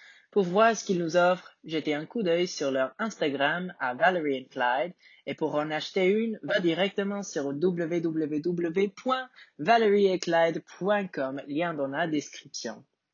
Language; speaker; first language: French; non-native, learner; English